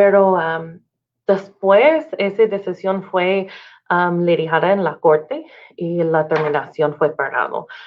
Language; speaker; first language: Spanish; non-native, learner; English